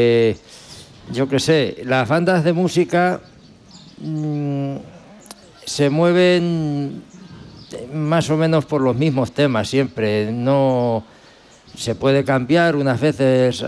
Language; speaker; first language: Spanish; native; Spanish